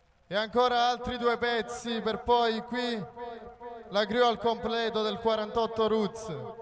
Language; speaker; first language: Italian; native; Italian